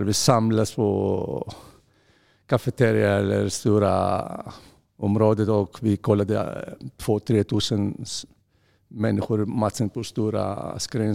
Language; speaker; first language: Swedish; non-native, fluent; Greek